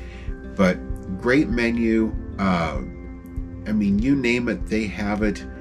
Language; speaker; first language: English; native; English